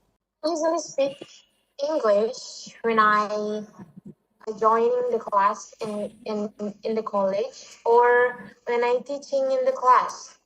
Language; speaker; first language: English; non-native, fluent; Indonesian